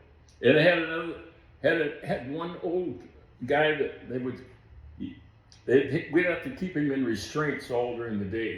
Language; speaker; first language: English; native; English